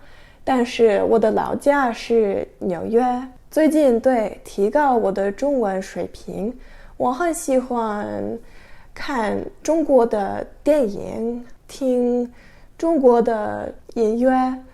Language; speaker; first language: Chinese; non-native, learner; Russian